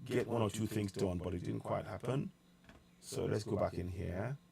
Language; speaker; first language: English; non-native, local second language; Yoruba